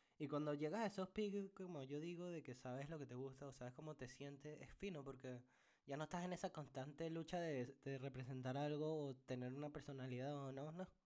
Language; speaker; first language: Spanish; native; Spanish